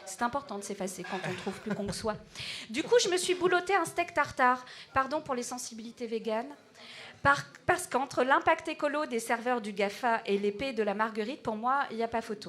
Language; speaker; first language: French; native; French